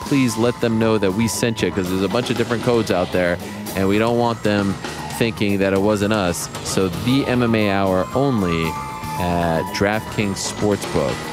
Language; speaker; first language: English; native; English